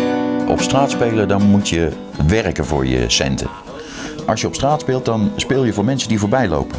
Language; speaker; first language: Dutch; native; Dutch